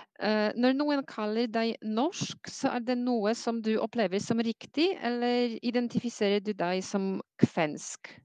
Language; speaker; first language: Norwegian; non-native, fluent; Polish